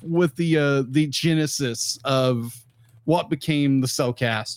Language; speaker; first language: English; native; English